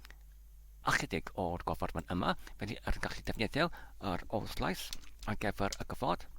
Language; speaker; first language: Welsh; non-native, learner; Polish